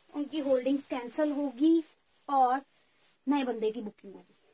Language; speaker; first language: Hindi; native; Hindi